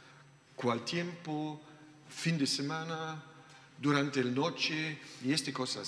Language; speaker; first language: Spanish; non-native, learner; German